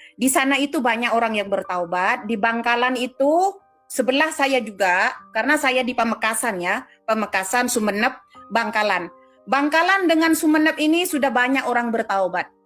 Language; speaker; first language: Indonesian; non-native, local second language; Madurese